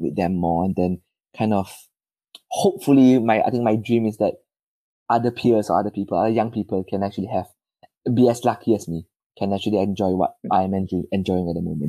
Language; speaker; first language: English; non-native, local second language; Chinese